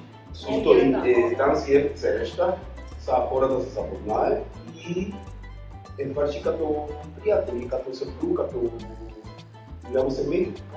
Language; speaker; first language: Bulgarian; non-native, learner; Spanish